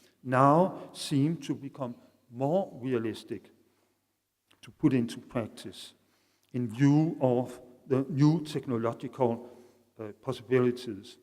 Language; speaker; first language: English; non-native, fluent; Danish